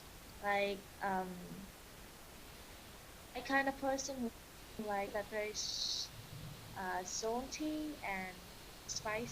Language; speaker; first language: English; non-native, learner; Vietnamese